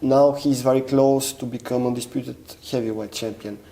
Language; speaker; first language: English; non-native, fluent; Bulgarian